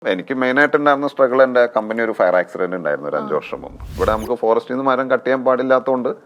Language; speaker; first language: Malayalam; native; Malayalam